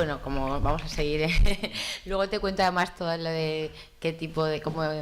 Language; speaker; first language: Spanish; native; Spanish